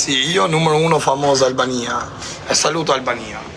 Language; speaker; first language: Italian; non-native, learner; Albanian